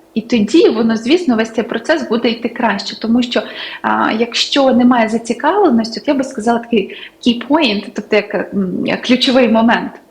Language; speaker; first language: Ukrainian; native; Ukrainian